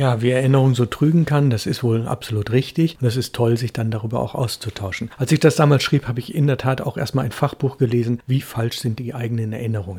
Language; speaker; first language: German; native; German